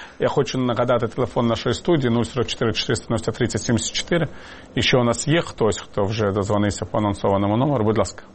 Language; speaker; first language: Ukrainian; native; Ukrainian